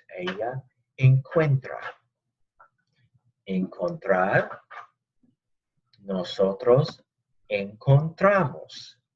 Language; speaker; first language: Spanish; non-native, fluent; English